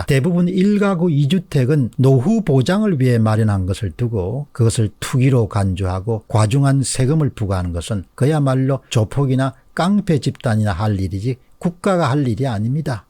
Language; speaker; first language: Korean; native; Korean